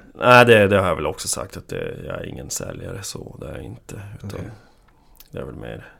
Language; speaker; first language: Swedish; native; Swedish